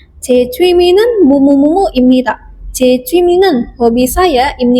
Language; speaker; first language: Korean; non-native, fluent; Indonesian